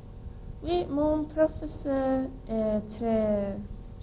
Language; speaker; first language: French; non-native, learner; English